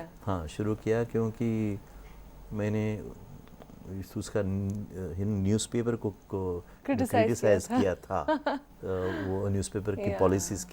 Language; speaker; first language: Hindi; non-native, local second language; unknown